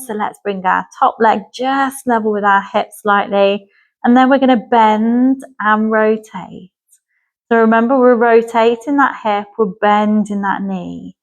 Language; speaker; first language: English; native; English